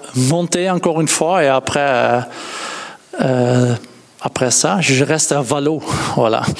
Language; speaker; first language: French; non-native, fluent; Dutch